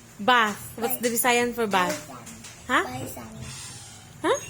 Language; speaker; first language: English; non-native, local second language; Cebuano